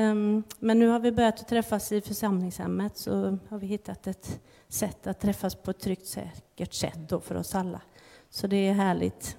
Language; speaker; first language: Swedish; native; Swedish